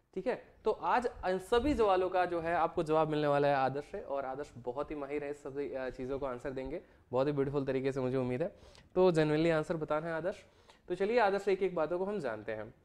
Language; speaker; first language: Hindi; native; Hindi